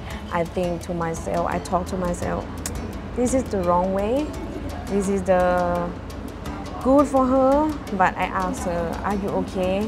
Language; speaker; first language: English; non-native, learner; Thai